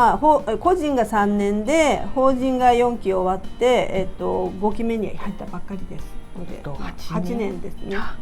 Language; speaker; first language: Japanese; native; Japanese